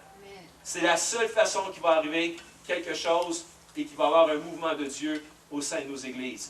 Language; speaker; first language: French; native; French